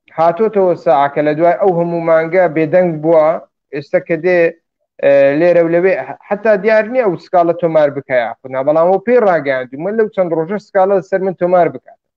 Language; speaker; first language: Central Kurdish; native; Central Kurdish